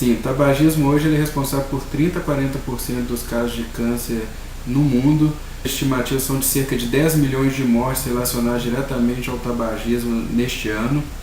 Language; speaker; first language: Portuguese; native; Portuguese